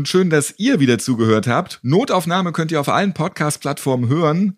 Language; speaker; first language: German; native; German